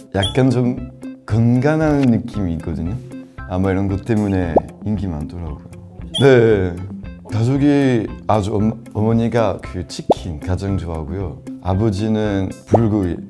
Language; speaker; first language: Korean; non-native, fluent; French